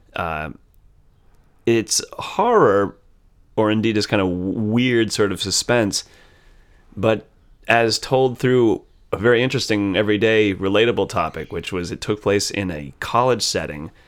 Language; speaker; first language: English; native; English